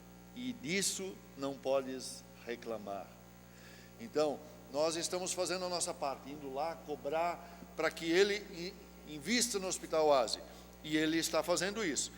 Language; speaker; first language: Portuguese; native; Portuguese